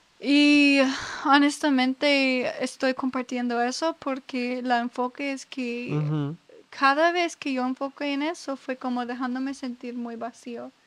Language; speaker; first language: Spanish; non-native, learner; English